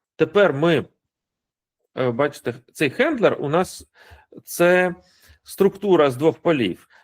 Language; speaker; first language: Ukrainian; non-native, local second language; Russian